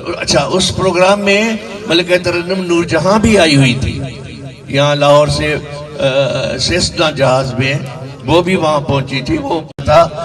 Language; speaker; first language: Urdu; non-native, local second language; Sindhi